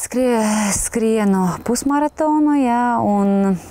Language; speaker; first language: Latvian; non-native, local second language; Russian